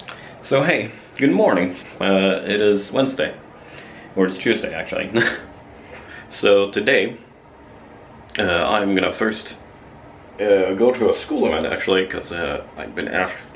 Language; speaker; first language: English; non-native, fluent; Swedish